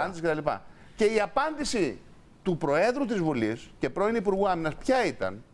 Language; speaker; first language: Greek; native; Greek